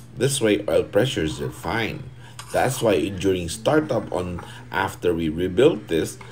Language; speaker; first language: English; non-native, fluent; Portuguese